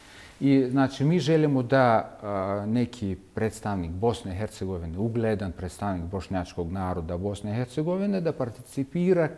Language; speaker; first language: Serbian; non-native, fluent; Russian